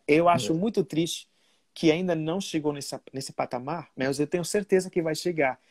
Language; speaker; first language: Portuguese; non-native, fluent; Spanish